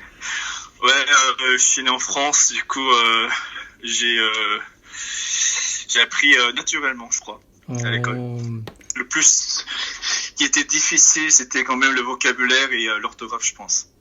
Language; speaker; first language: French; early bilingual, other home language; Korean